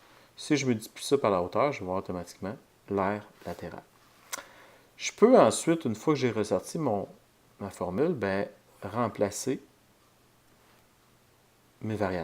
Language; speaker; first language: French; native; French